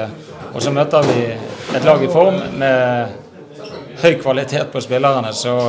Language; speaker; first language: Norwegian; native; Norwegian